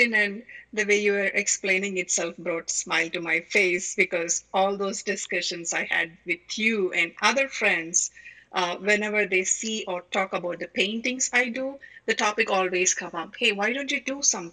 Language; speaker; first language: English; non-native, local second language; Malayalam